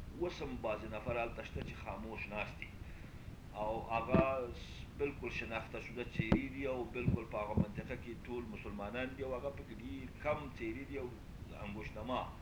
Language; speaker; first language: Pashto; non-native, local second language; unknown